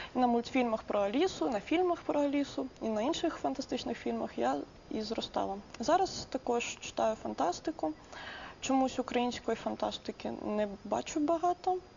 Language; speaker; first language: Ukrainian; native; Ukrainian